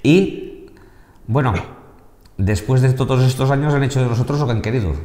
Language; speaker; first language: Spanish; non-native, local second language; Catalan